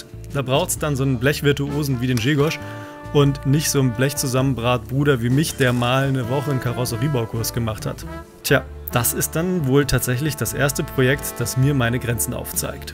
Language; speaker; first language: German; native; German